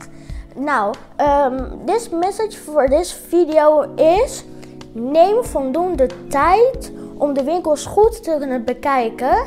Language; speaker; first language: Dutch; non-native, learner; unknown